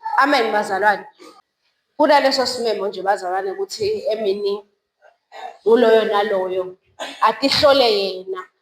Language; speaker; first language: Zulu; non-native, local second language; Swati